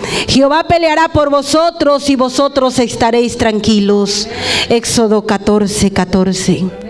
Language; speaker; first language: Spanish; native; Spanish